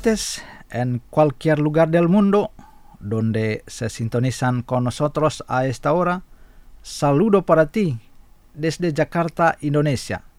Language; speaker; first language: Spanish; non-native, fluent; Indonesian